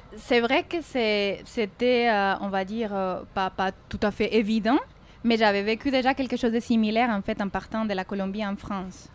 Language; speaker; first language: French; non-native, fluent; Spanish